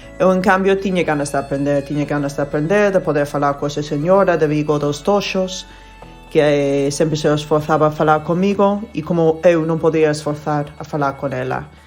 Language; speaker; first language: Galician; non-native, fluent; English